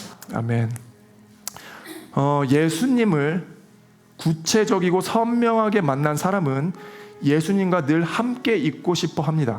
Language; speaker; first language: Korean; native; Korean